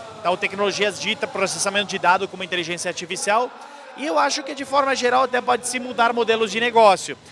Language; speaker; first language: Portuguese; non-native, fluent; Italian